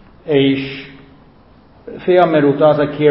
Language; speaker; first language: Hungarian; non-native, fluent; English